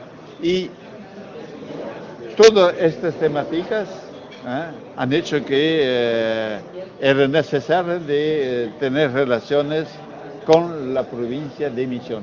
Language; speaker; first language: Spanish; non-native, learner; French